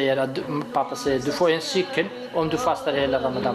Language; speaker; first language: Swedish; non-native, fluent; Arabic